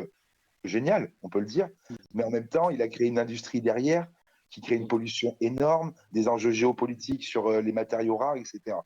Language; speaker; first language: French; native; French